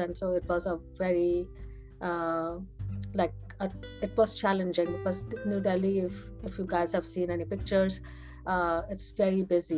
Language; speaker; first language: English; non-native, local second language; Hindi